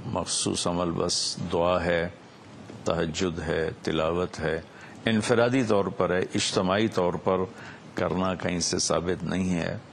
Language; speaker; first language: Urdu; non-native, local second language; Punjabi